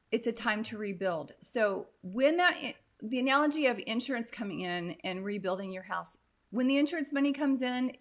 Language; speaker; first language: English; native; English